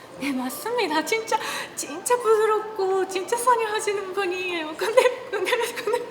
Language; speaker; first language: Korean; non-native, learner; Japanese